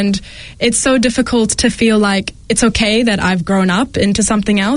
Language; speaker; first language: English; early bilingual, other home language; Malayalam